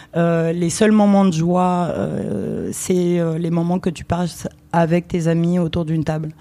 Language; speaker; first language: French; early bilingual, other home language; Romanian